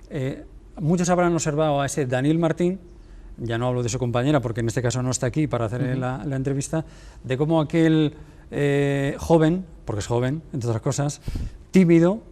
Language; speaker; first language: Spanish; native; Spanish